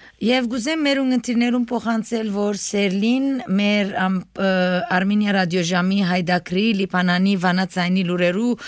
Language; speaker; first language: Armenian; early bilingual, heritage; Armenian